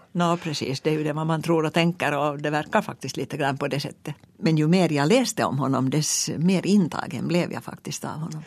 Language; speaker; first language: Swedish; native; Swedish